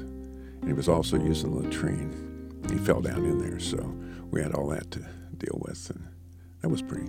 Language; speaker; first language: English; native; English